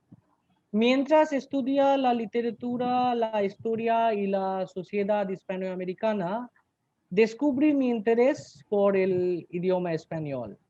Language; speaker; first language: Spanish; non-native, learner; Bangla